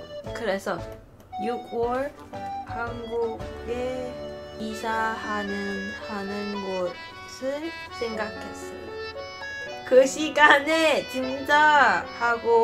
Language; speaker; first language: Korean; non-native, learner; Cantonese